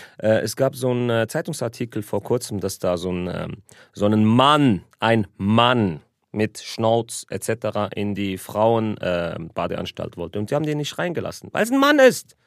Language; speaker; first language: German; early bilingual, other home language; Arabic